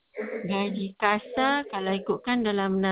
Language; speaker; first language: Malay; native; Malay